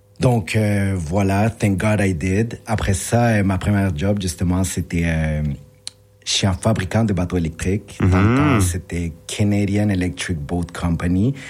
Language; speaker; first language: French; early bilingual, other home language; Spanish